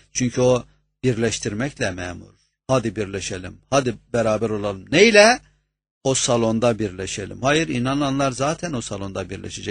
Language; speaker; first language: Turkish; native; Turkish